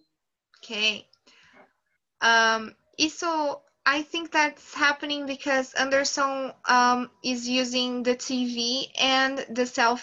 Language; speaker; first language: English; non-native, fluent; Portuguese